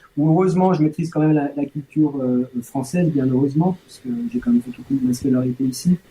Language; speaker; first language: French; native; French